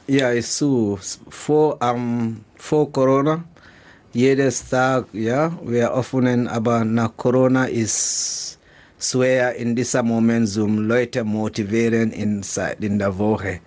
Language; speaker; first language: German; non-native, learner; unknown